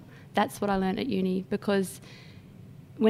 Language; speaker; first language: English; native; English